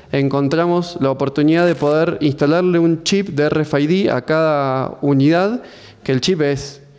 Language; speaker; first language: Spanish; native; Spanish